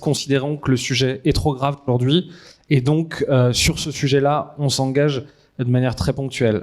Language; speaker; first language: French; native; French